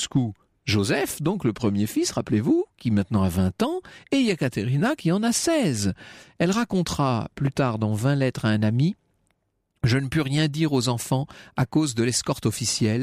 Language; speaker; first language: French; native; French